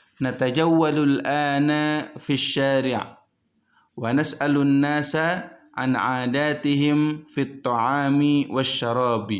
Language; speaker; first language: Arabic; non-native, fluent; Indonesian